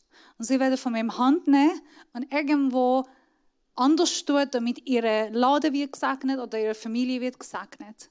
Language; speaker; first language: German; non-native, fluent; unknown